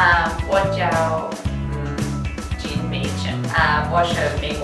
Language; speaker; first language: Chinese; non-native, learner; English